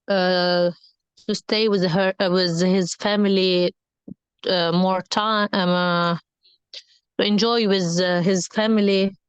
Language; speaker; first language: English; non-native, learner; Arabic